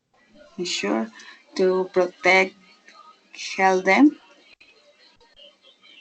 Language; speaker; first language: English; non-native, learner; Spanish